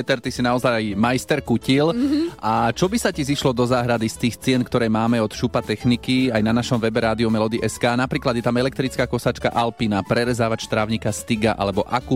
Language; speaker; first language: Slovak; native; Slovak